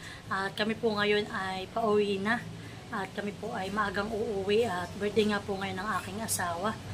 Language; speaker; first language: Filipino; native; Filipino